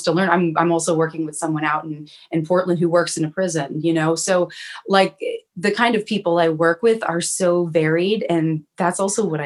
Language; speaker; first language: English; native; English